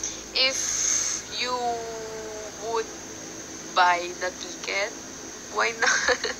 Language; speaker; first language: English; non-native, local second language; Filipino